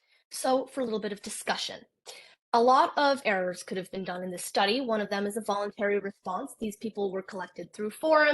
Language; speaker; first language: English; native; English